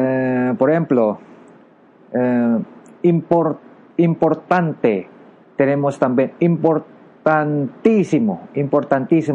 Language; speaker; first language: Spanish; non-native, learner; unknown